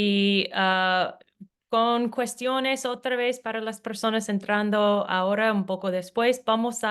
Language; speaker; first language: Spanish; non-native, fluent; English